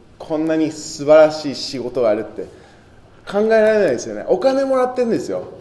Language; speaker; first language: Japanese; non-native, fluent; English